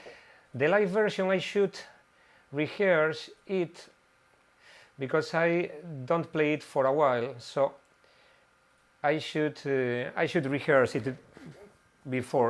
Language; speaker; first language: English; non-native, fluent; Spanish